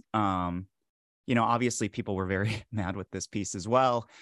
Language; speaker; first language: English; native; English